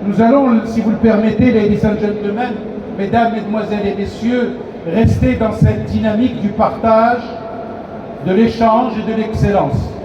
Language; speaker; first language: French; non-native, local second language; Arabic